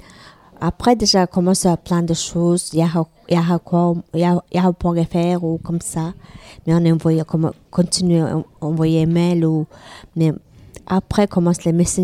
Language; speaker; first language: French; non-native, learner; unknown